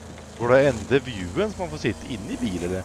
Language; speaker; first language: Swedish; native; Swedish